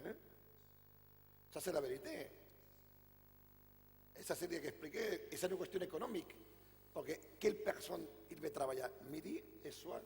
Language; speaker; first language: French; non-native, fluent; Catalan